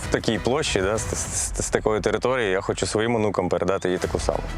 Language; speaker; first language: Ukrainian; native; Ukrainian